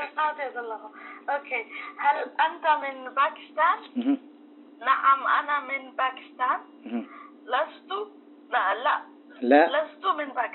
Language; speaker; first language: Arabic; non-native, learner; Tigrinya